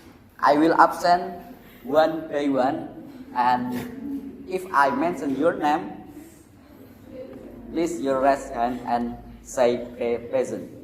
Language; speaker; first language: English; non-native, learner; Indonesian